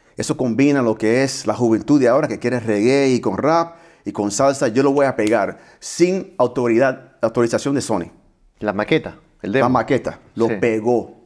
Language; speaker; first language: Spanish; early bilingual, heritage; Spanish